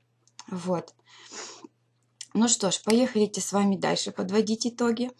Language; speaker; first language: Russian; native; Russian